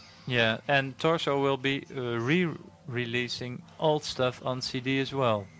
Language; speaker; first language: English; non-native, fluent; Dutch